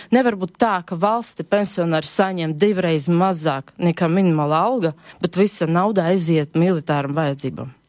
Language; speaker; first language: Latvian; non-native, local second language; Russian